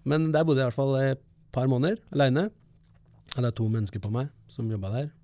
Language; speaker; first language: Norwegian; early bilingual, other home language; Kurdish